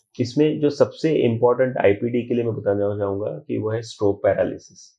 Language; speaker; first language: Hindi; non-native, local second language; Marathi